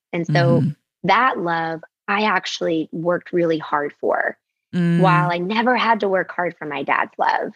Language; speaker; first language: English; native; English